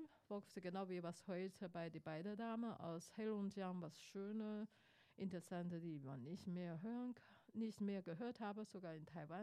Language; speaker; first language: German; non-native, fluent; Chinese